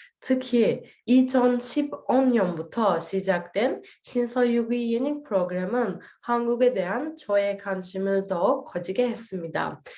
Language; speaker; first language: Korean; non-native, learner; Turkish